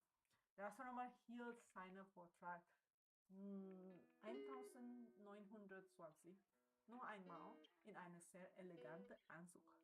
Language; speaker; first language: German; non-native, learner; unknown